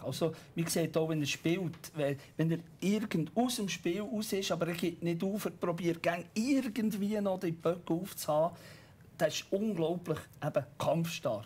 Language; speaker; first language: German; native; German